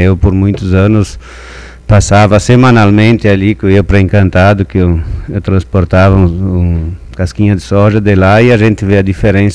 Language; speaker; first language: Portuguese; native; Portuguese